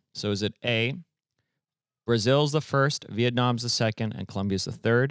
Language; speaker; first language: English; early bilingual, other home language; Spanish